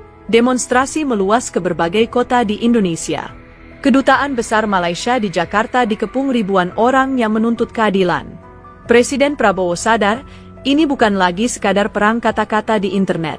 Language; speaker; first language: Indonesian; native; Indonesian